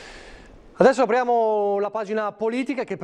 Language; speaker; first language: Italian; native; Italian